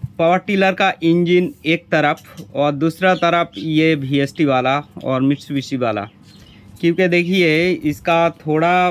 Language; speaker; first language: Hindi; non-native, local second language; Bangla